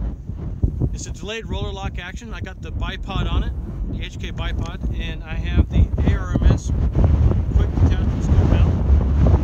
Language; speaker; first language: English; native; English